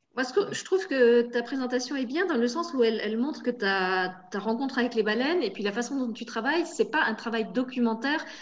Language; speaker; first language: French; native; French